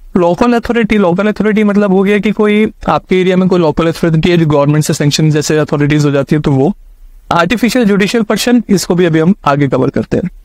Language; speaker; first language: Hindi; native; Hindi